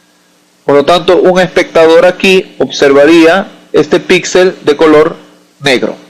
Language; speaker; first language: Spanish; native; Spanish